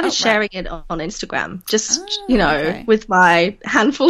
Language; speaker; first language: English; native; English